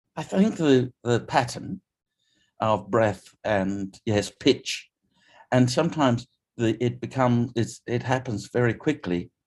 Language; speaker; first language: English; native; English